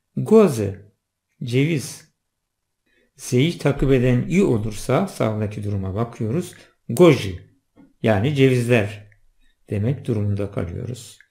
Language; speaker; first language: Turkish; non-native, local second language; Zaza